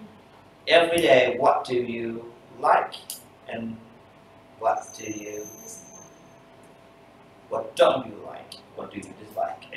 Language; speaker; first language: English; non-native, fluent; Vietnamese